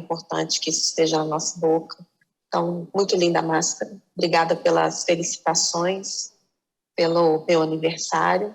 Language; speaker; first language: Portuguese; native; Portuguese